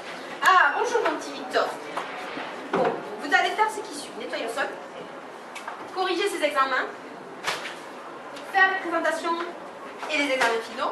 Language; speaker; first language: French; non-native, learner; Spanish